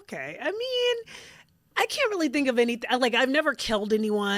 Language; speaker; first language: English; native; English